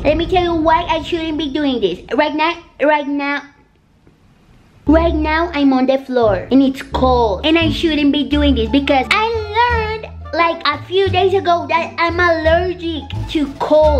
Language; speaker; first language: English; non-native, fluent; Spanish